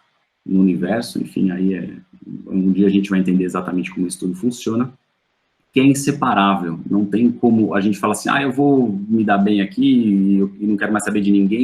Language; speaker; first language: Portuguese; native; Portuguese